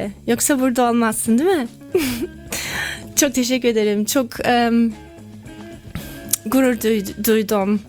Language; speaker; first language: Turkish; non-native, learner; German